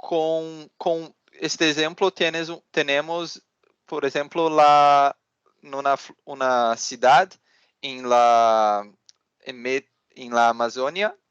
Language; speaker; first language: Spanish; non-native, learner; Portuguese